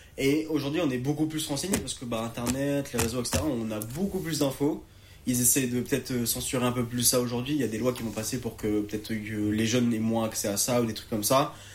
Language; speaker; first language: French; native; French